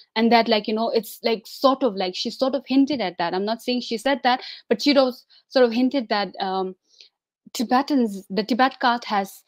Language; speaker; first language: English; non-native, local second language; Tibetan